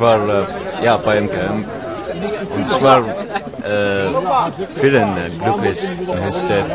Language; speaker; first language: German; non-native, learner; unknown